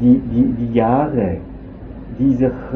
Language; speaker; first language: German; non-native, local second language; French